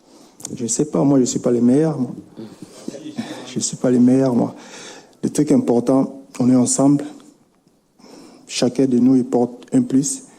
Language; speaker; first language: French; non-native, local second language; Lingala